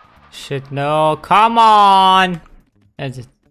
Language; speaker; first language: English; non-native, learner; Albanian